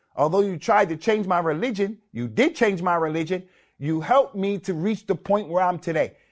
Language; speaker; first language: English; native; English